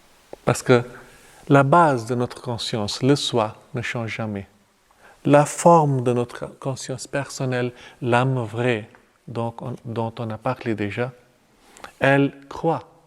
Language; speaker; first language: French; non-native, fluent; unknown